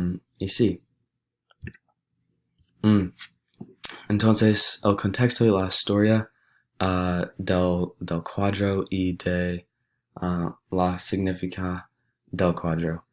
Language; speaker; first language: Spanish; non-native, learner; English